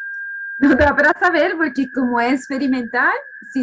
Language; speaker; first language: Portuguese; non-native, fluent; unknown